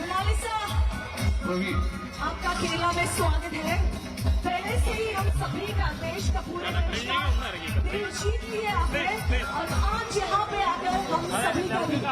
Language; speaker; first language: Hindi; non-native, local second language; Malayalam